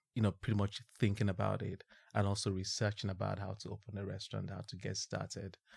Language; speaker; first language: English; non-native, local second language; Yoruba